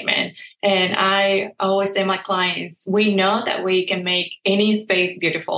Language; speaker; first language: English; non-native, fluent; Spanish